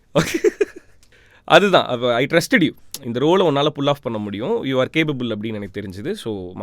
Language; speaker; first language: Tamil; native; Tamil